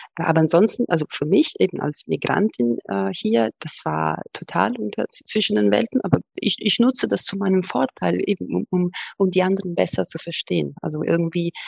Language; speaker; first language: German; non-native, fluent; Italian